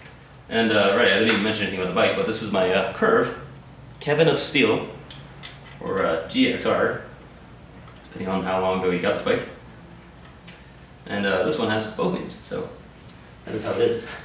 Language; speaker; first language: English; native; English